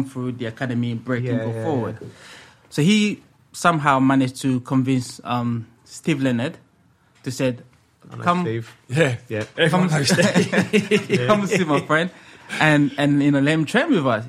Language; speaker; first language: English; early bilingual, other home language; French